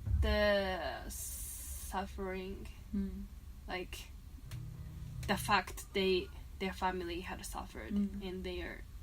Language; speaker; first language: English; non-native, fluent; Japanese